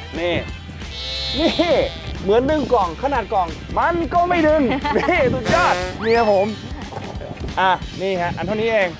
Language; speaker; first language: Thai; native; Thai